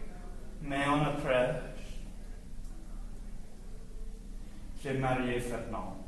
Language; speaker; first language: French; non-native, learner; English